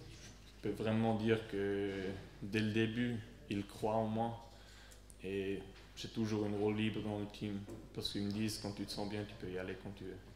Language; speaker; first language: French; non-native, local second language; Swiss German